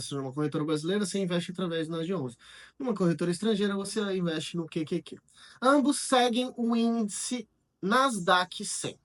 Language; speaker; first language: Portuguese; native; Portuguese